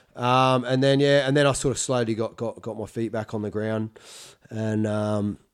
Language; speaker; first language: English; native; English